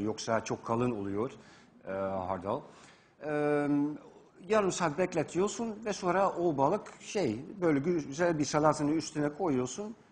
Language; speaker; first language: Turkish; non-native, fluent; Dutch